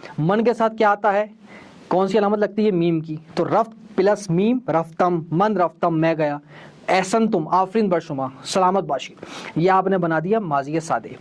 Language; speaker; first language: Urdu; native; Urdu